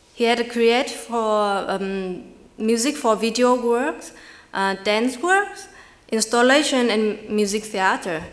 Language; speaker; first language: English; non-native, fluent; Vietnamese